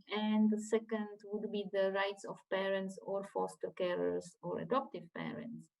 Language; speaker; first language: English; non-native, fluent; Czech